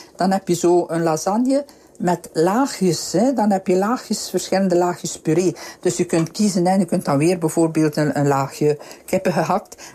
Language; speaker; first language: Dutch; native; Dutch